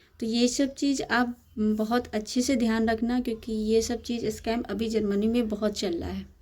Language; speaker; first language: Hindi; native; Hindi